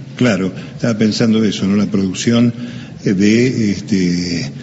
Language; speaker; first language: Spanish; native; Spanish